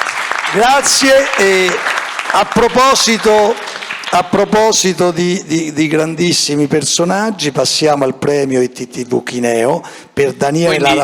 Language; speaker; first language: Italian; native; Italian